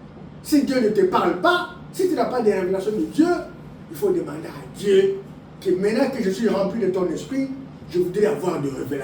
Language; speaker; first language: French; non-native, local second language; Lingala